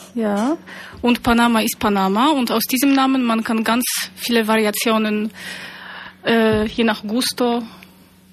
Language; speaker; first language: German; non-native, fluent; Polish